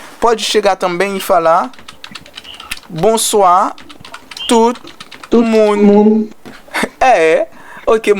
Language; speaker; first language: Portuguese; non-native, learner; Haitian Creole